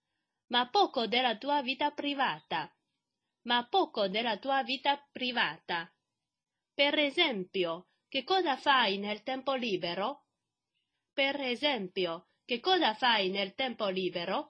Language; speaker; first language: Italian; non-native, fluent; Chinese